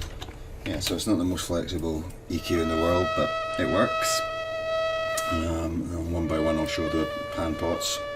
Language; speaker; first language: English; native; English